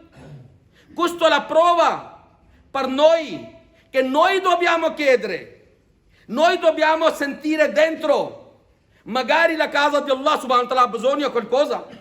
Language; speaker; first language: Italian; non-native, fluent; Urdu